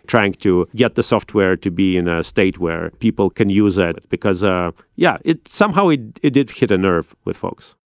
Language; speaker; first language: English; non-native, fluent; Russian